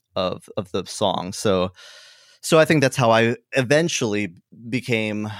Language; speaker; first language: English; native; English